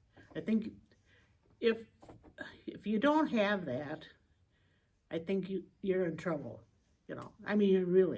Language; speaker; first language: English; native; English